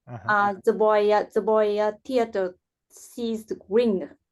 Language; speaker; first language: English; non-native, learner; Vietnamese